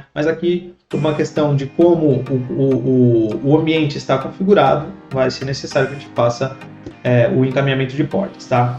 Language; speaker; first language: Portuguese; native; Portuguese